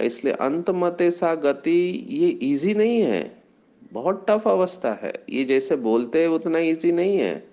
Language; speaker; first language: Hindi; non-native, local second language; Marathi